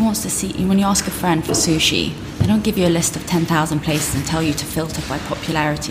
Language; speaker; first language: English; native; English